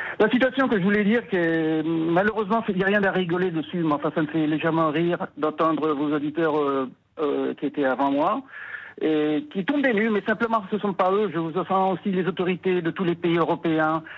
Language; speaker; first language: French; non-native, fluent; Italian